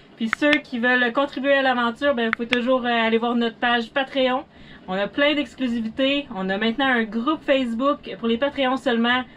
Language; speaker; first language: French; native; French